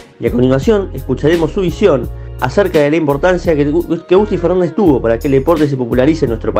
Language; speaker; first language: Spanish; native; Spanish